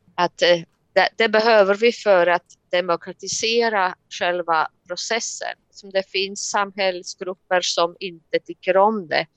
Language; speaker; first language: Swedish; non-native, fluent; Latvian